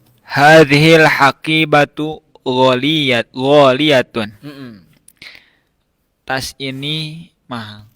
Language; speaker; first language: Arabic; non-native, learner; Indonesian